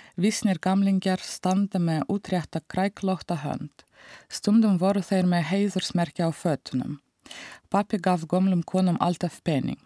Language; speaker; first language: Icelandic; non-native, fluent; Russian